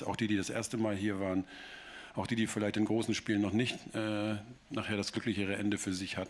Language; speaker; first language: German; native; German